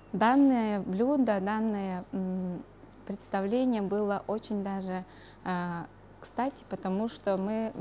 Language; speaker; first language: Russian; non-native, local second language; Tuvinian